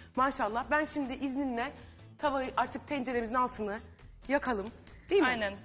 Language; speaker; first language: Turkish; native; Turkish